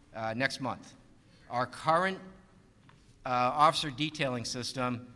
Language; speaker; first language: English; native; English